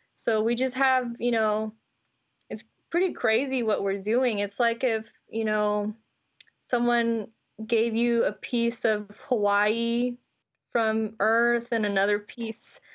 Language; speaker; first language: English; native; English